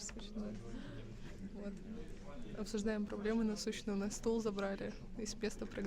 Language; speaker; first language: Russian; native; Russian